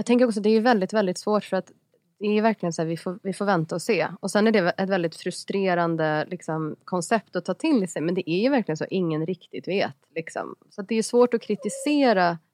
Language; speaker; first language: Swedish; native; Swedish